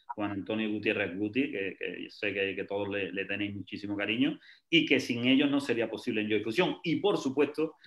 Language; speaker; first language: Spanish; native; Spanish